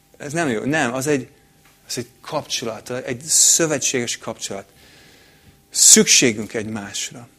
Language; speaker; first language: Hungarian; non-native, fluent; English